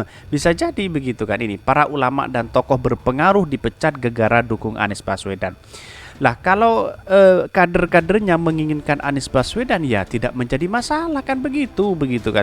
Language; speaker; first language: Indonesian; native; Indonesian